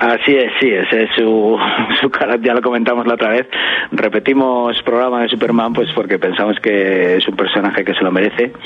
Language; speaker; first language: Spanish; native; Spanish